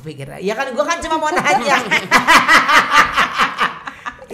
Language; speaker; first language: Indonesian; native; Indonesian